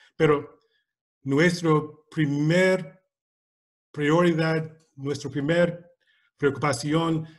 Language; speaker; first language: Spanish; non-native, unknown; English